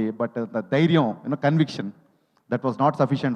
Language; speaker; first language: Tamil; non-native, learner; Telugu